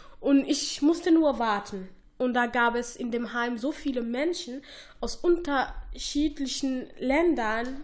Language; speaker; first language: German; non-native, fluent; Somali